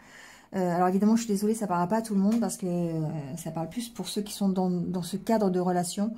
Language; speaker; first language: French; native; French